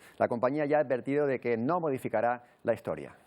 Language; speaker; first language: Spanish; native; Spanish